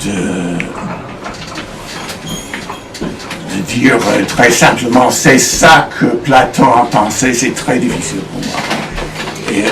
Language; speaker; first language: French; non-native, fluent; English